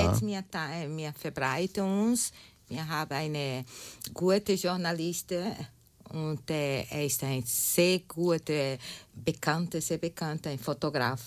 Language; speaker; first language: German; non-native, learner; Portuguese